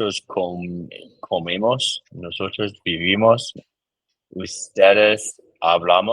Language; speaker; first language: Spanish; non-native, learner; English